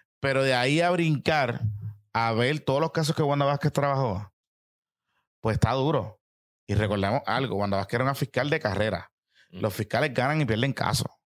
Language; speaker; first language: Spanish; native; Spanish